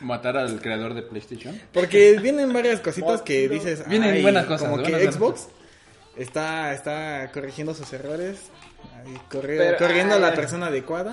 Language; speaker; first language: Spanish; native; Spanish